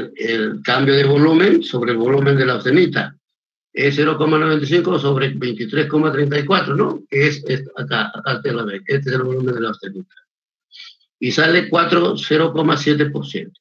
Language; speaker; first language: Spanish; native; Spanish